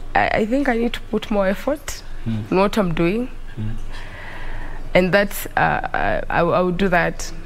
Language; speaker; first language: English; non-native, local second language; Luo (Kenya and Tanzania)